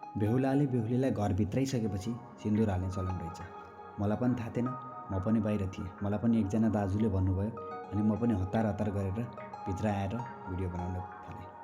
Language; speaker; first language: Nepali; native; Nepali